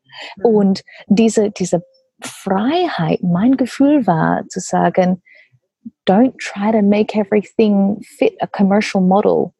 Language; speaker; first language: German; non-native, learner; English